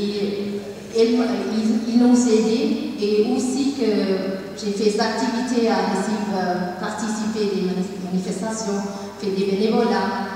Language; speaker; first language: French; non-native, learner; Tamil